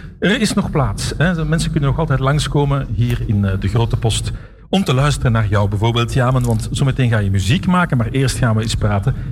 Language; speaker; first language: Dutch; native; Dutch